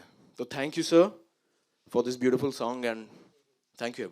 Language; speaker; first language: Hindi; native; Hindi